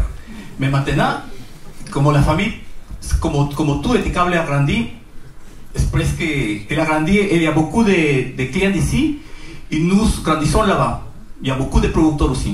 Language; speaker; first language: French; non-native, learner; Spanish